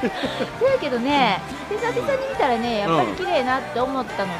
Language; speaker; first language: Japanese; native; Japanese